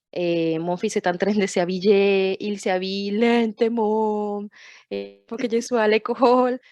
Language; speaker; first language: French; non-native, fluent; Portuguese